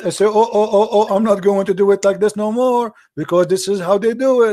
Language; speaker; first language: English; non-native, fluent; Arabic